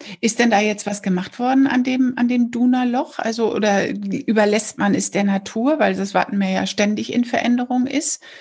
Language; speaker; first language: German; native; German